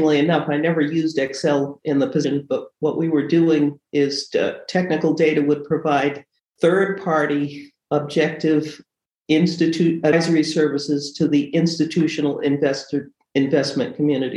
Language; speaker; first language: English; native; English